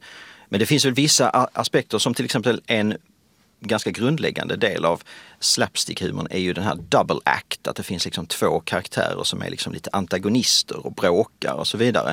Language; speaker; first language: Swedish; native; Swedish